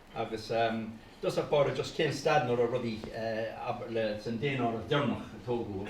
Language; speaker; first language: Irish; non-native, local second language; English